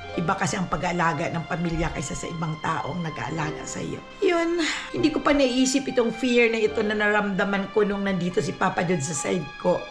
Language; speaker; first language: Filipino; non-native, local second language; Cebuano